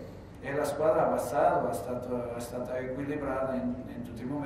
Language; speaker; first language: Italian; non-native, fluent; Portuguese